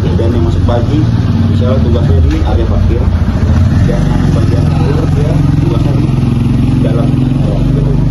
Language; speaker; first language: Indonesian; native; Indonesian